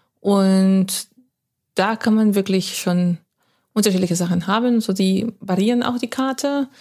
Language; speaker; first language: German; non-native, fluent; Spanish